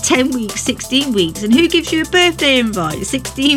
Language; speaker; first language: English; native; English